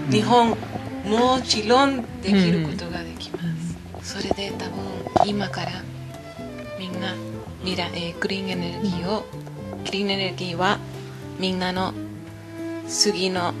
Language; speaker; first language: Japanese; non-native, learner; Spanish